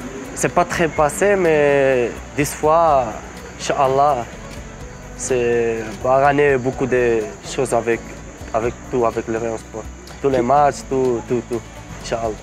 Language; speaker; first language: French; non-native, learner; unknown